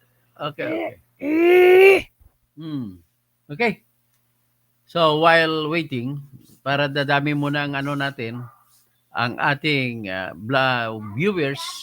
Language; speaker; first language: Filipino; non-native, local second language; Hiligaynon